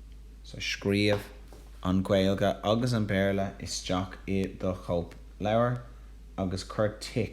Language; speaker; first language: Irish; non-native, local second language; English